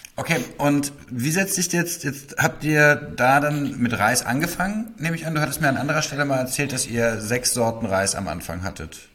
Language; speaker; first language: German; native; German